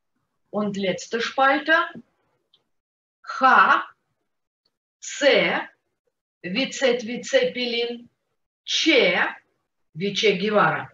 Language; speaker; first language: German; non-native, fluent; Russian